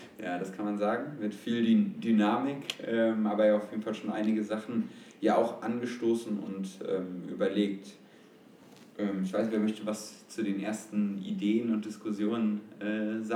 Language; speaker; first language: German; native; German